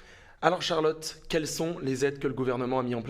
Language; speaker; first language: French; native; French